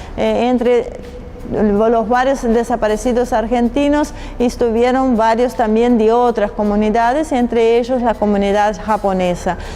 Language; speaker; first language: Spanish; native; Spanish